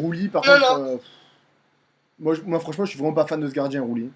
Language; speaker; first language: French; native; French